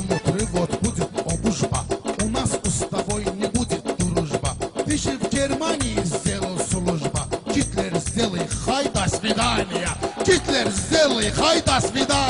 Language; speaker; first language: Russian; non-native, learner; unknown